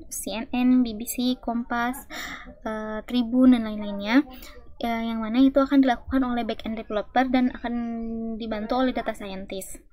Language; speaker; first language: Indonesian; native; Indonesian